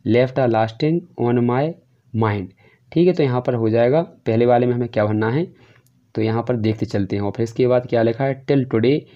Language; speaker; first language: Hindi; native; Hindi